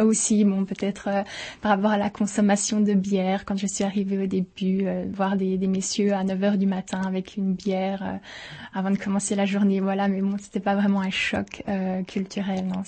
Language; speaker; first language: French; native; French